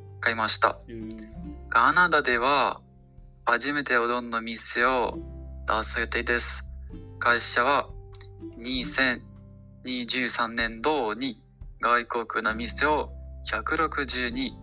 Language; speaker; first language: Japanese; non-native, learner; Ukrainian